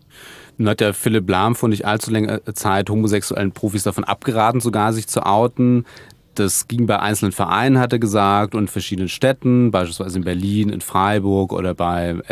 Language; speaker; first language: German; native; German